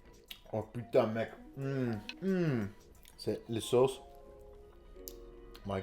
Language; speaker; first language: French; non-native, learner; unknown